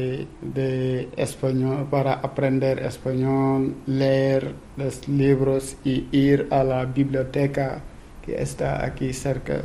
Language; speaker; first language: Spanish; non-native, learner; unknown